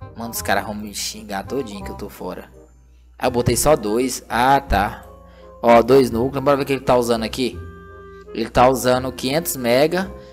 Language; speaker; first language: Portuguese; native; Portuguese